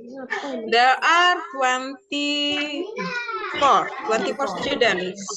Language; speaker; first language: English; non-native, learner; Indonesian